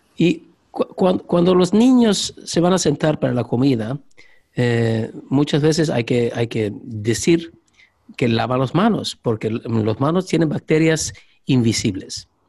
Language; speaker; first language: Spanish; non-native, learner; Swedish